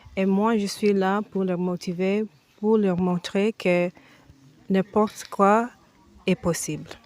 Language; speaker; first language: French; early bilingual, heritage; French